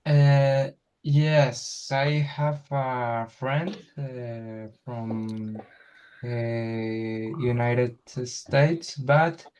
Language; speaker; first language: English; non-native, learner; Spanish